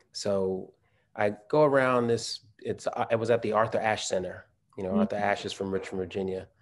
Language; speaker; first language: English; native; English